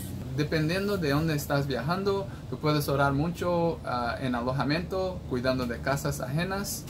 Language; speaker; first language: Spanish; non-native, fluent; English